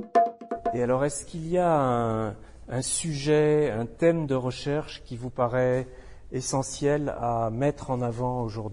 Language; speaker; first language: French; native; French